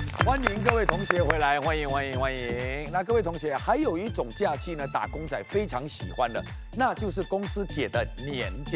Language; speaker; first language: Chinese; native; Chinese